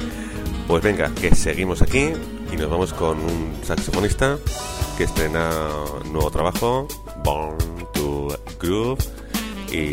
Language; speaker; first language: Spanish; native; Spanish